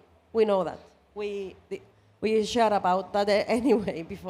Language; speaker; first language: English; non-native, fluent; Greek